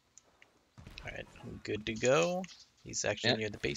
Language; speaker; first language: English; native; English